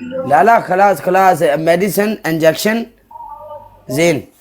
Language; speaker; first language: Arabic; non-native, learner; Punjabi